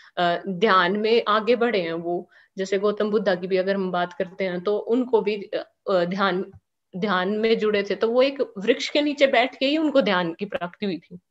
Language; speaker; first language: Hindi; native; Hindi